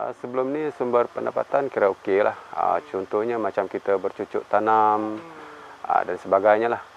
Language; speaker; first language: Malay; non-native, local second language; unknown